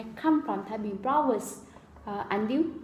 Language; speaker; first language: English; non-native, learner; Vietnamese